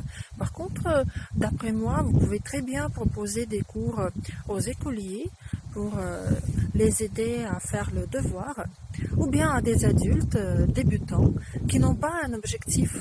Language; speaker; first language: French; non-native, fluent; Russian